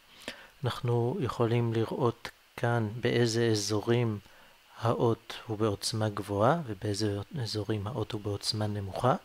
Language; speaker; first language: Hebrew; native; Hebrew